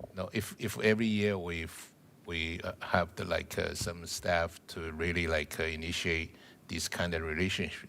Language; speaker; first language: English; non-native, learner; Chinese